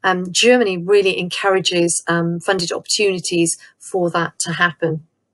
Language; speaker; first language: English; native; English